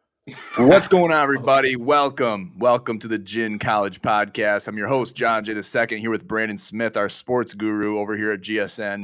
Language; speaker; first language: English; native; English